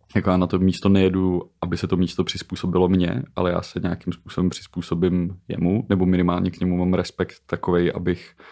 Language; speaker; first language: Czech; native; Czech